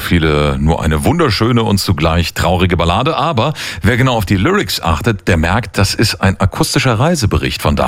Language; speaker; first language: German; native; German